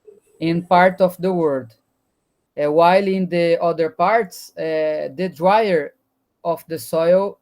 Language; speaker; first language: English; non-native, learner; Portuguese